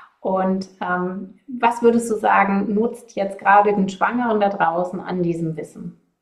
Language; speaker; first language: German; native; German